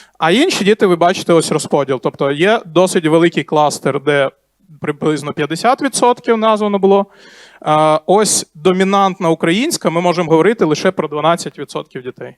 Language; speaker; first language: Ukrainian; non-native, local second language; Russian